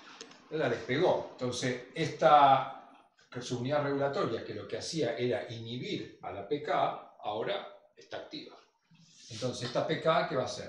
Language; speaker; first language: Spanish; native; Spanish